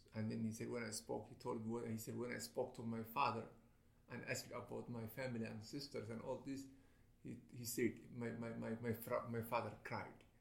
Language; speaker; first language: English; non-native, fluent; Somali